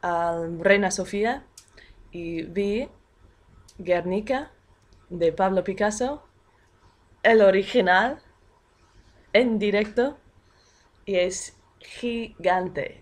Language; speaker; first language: Spanish; non-native, fluent; English